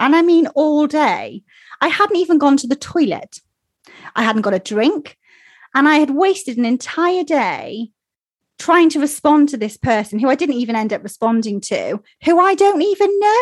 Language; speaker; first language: English; native; English